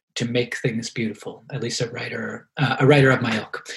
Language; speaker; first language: English; native; English